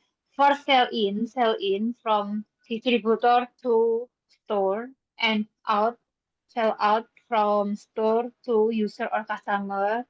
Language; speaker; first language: English; non-native, learner; Indonesian